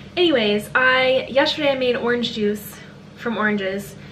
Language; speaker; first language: English; native; English